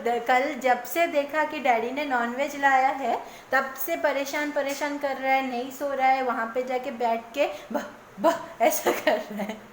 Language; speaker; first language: Hindi; non-native, local second language; Bangla